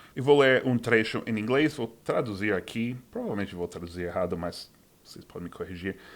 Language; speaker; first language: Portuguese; non-native, fluent; English